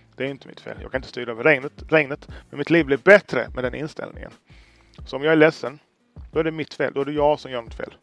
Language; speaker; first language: Swedish; native; Swedish